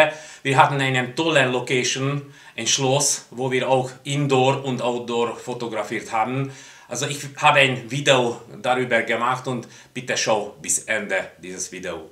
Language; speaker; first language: German; non-native, fluent; Hungarian